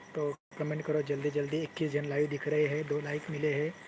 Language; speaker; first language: Hindi; non-native, local second language; Marathi